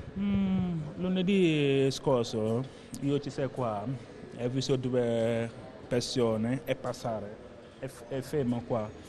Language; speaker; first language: Italian; non-native, learner; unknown